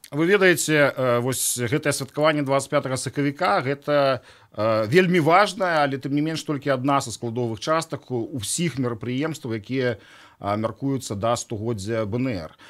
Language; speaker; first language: Belarusian; native; Belarusian